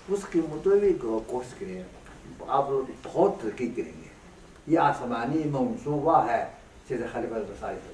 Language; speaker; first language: Urdu; non-native, fluent; Chinese